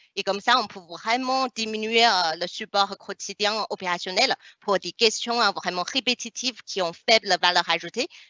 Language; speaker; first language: French; non-native, fluent; Chinese